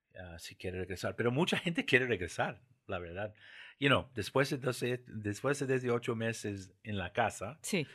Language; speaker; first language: Spanish; non-native, fluent; English